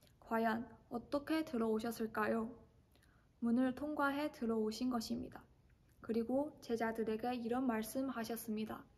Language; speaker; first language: Korean; non-native, fluent; Chinese